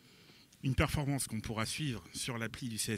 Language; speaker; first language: French; native; French